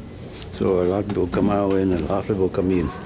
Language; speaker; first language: English; non-native, learner; Vietnamese